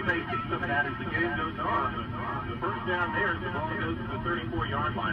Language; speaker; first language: English; native; English